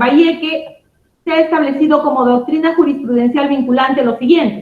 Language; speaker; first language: Spanish; native; Spanish